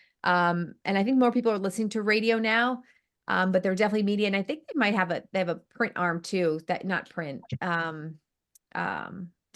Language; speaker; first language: English; native; English